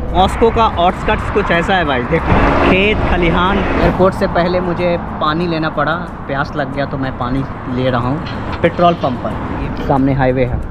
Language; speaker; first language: Hindi; native; Hindi